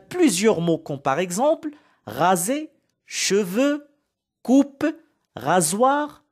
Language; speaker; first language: French; non-native, local second language; Arabic